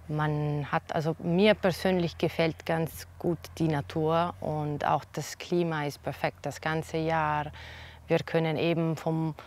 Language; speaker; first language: German; non-native, fluent; Italian